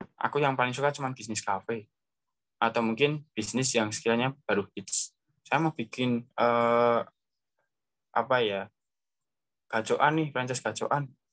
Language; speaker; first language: Indonesian; native; Indonesian